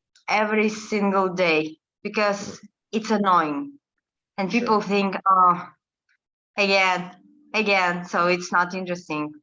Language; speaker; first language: English; non-native, learner; Russian